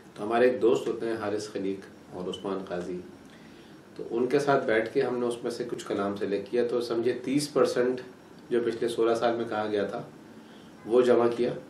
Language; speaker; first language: Urdu; non-native, local second language; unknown